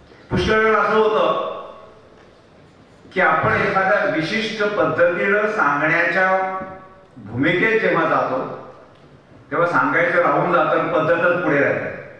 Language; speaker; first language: Marathi; native; Marathi